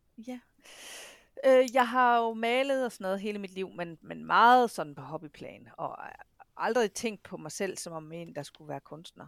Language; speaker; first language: Danish; native; Danish